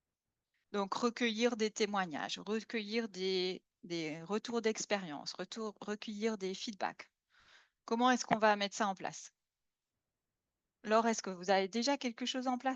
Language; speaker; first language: French; native; French